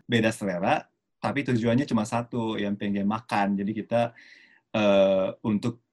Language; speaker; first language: Indonesian; non-native, fluent; Japanese